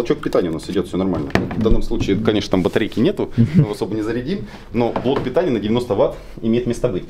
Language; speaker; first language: Russian; native; Russian